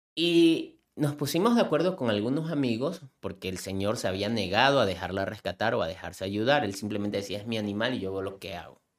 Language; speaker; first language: Spanish; native; Spanish